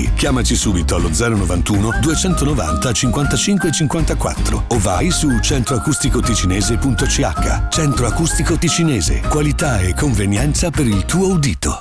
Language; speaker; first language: Italian; native; Italian